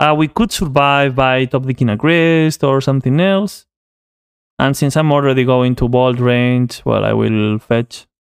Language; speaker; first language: English; non-native, fluent; Spanish